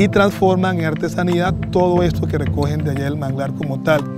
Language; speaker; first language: Spanish; native; Spanish